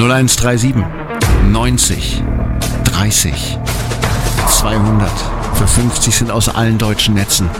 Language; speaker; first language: German; native; German